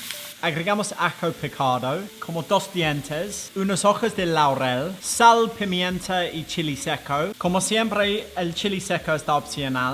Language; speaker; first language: Spanish; non-native, fluent; English